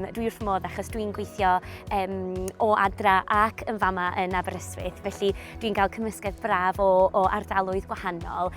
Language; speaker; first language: Welsh; non-native, local second language; English